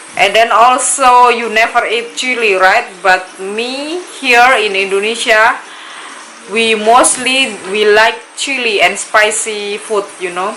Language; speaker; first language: English; non-native, learner; Indonesian